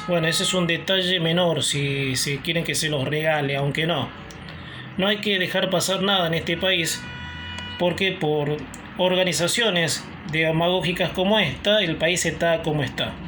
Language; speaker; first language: Spanish; native; Spanish